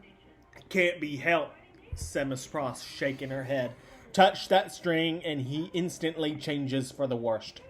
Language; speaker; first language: English; native; English